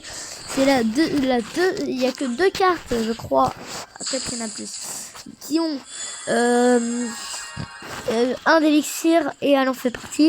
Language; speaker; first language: French; native; French